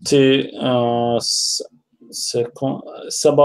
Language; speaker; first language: English; non-native, learner; Spanish